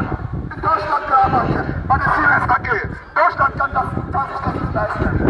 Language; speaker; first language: German; non-native, fluent; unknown